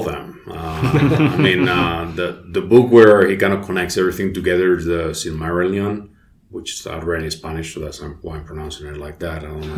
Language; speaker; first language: English; non-native, fluent; Spanish